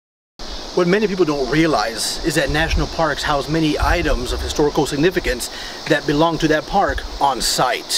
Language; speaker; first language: English; native; English